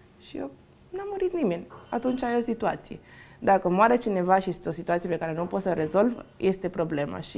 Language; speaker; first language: Romanian; non-native, fluent; Spanish